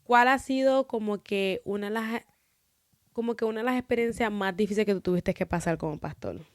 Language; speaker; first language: Spanish; early bilingual, other home language; English